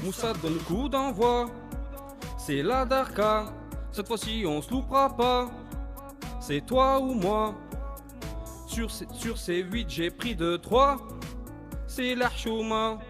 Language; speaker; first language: French; native; French